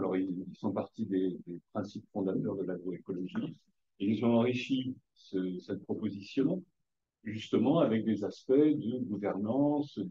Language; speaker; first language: French; native; French